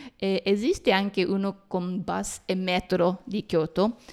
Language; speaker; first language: Italian; non-native, fluent; Japanese